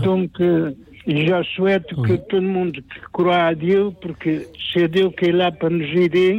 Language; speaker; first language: French; non-native, learner; Portuguese